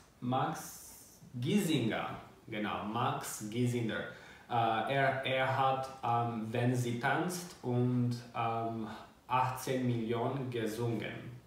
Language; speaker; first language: German; non-native, learner; Albanian